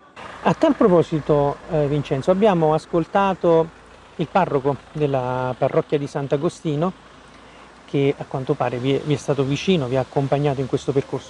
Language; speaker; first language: Italian; native; Italian